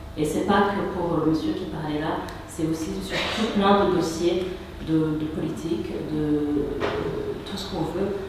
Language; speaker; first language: French; non-native, local second language; Kinyarwanda